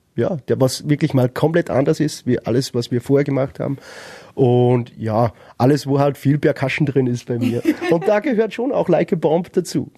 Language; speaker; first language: German; native; German